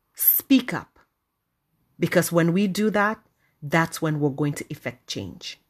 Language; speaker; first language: English; non-native, local second language; Wolof